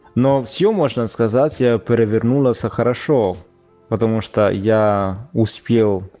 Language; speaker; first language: Russian; non-native, fluent; Italian